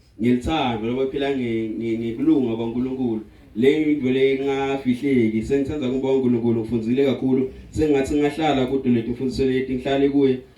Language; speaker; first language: Zulu; non-native, local second language; Swati